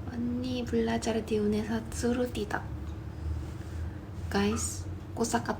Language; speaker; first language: Indonesian; non-native, fluent; Korean